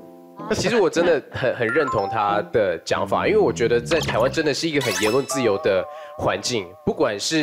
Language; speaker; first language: Chinese; native; Chinese